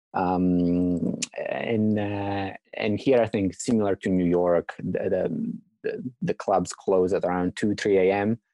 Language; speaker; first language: English; non-native, fluent; Italian